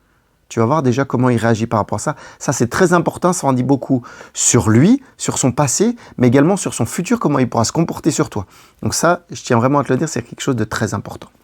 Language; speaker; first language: French; native; French